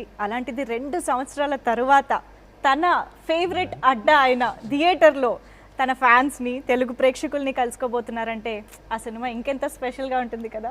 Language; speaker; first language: Telugu; native; Telugu